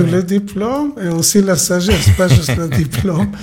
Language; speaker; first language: French; non-native, learner; Hebrew